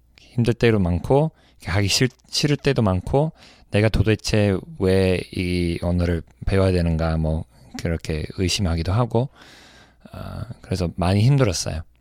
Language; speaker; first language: Korean; non-native, fluent; English